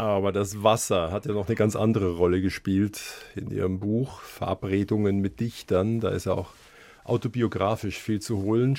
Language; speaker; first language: German; native; German